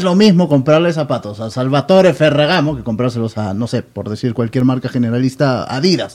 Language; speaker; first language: Spanish; native; Spanish